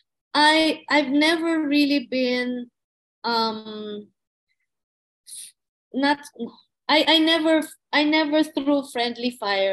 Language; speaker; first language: English; non-native, local second language; Filipino